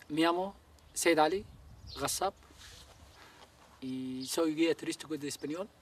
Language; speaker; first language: Spanish; non-native, learner; Arabic